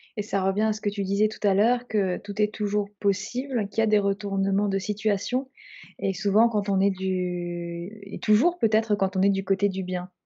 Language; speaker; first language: French; native; French